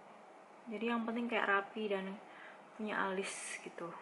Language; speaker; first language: Indonesian; native; Indonesian